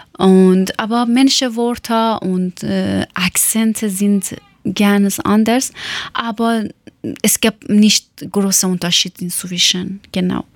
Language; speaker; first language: German; non-native, learner; Persian